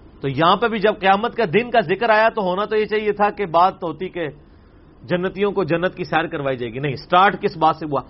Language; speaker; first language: Urdu; non-native, local second language; Punjabi